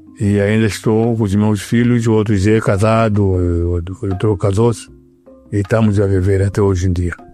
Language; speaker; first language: Portuguese; non-native, local second language; Yao